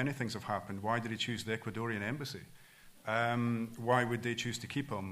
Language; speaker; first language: English; native; English